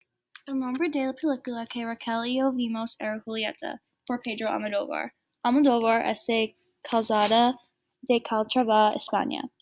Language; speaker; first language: Spanish; non-native, learner; English